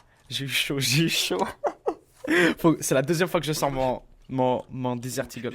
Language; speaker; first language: French; native; French